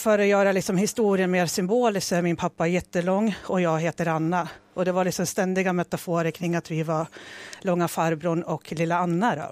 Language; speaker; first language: Swedish; native; Swedish